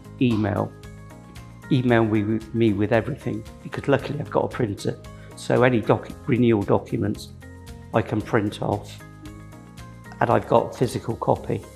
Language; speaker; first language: English; native; English